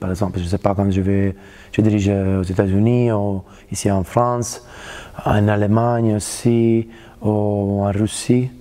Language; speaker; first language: French; non-native, fluent; Italian